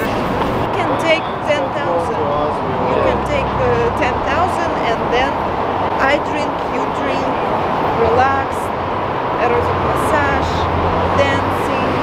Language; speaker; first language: English; non-native, learner; Russian